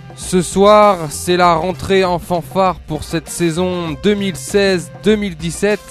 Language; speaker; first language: French; native; French